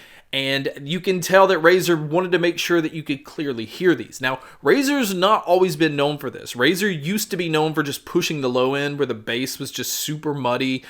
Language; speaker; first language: English; native; English